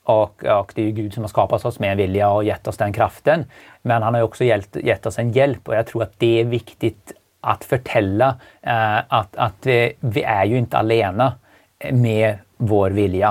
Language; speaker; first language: Swedish; native; Swedish